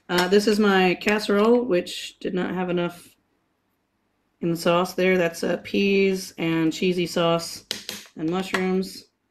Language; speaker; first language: English; native; English